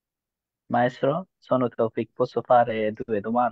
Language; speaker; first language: Italian; non-native, learner; Bangla